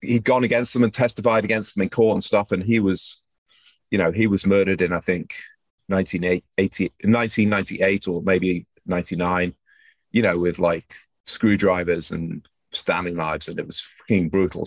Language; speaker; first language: English; native; English